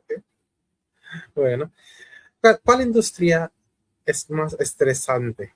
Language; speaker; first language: Spanish; non-native, fluent; Hindi